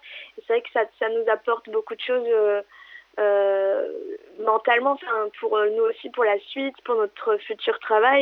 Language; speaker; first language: French; native; French